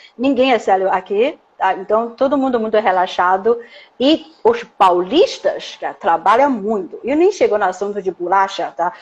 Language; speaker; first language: Portuguese; non-native, learner; Chinese